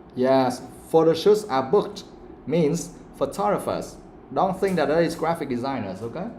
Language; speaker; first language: English; non-native, fluent; Vietnamese